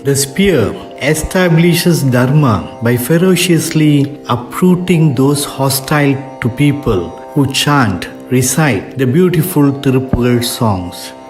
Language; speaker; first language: English; non-native, local second language; Tamil